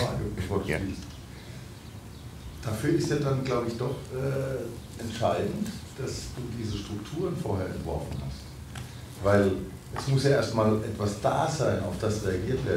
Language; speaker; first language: German; native; German